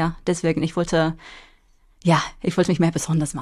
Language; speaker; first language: German; non-native, fluent; English